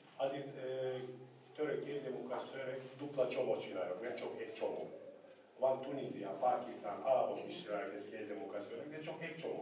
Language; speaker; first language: Hungarian; non-native, learner; Turkish